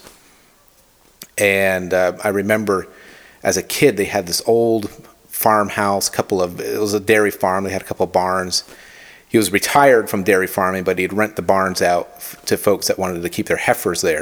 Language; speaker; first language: English; native; English